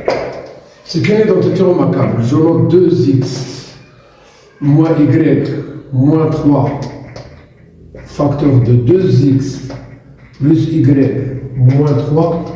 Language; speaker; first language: French; non-native, local second language; Arabic